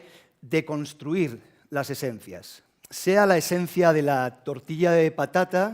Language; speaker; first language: Spanish; native; Spanish